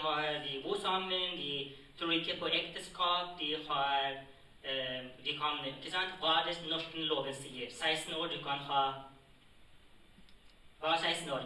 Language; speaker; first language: Norwegian; non-native, fluent; Tigrinya